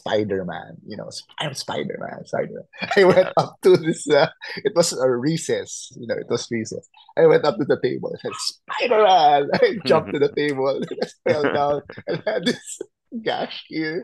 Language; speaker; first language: English; non-native, local second language; Filipino